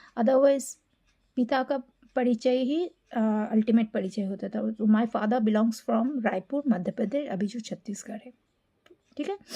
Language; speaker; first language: Hindi; non-native, local second language; Bangla